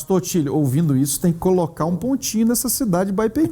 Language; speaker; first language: Portuguese; native; Portuguese